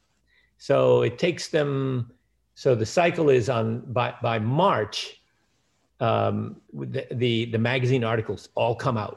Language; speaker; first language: English; early bilingual, other home language; Dutch